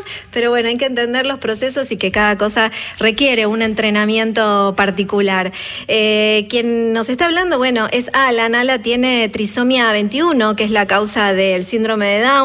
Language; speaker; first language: Spanish; native; Spanish